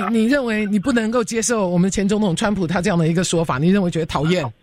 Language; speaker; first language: Chinese; native; Chinese